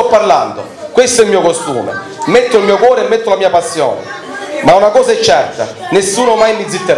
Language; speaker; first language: Italian; native; Italian